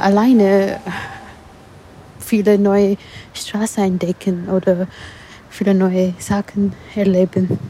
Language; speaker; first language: German; non-native, learner; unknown